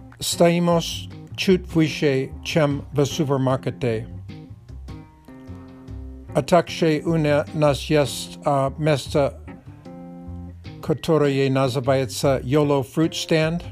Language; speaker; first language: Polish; non-native, learner; Russian